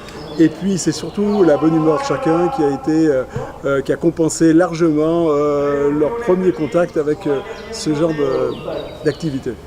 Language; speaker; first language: French; native; French